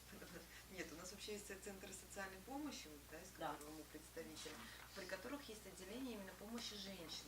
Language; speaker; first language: Russian; native; Russian